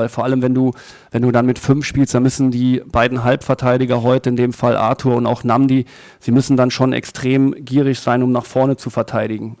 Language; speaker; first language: German; native; German